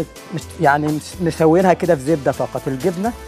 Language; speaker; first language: Arabic; native; Arabic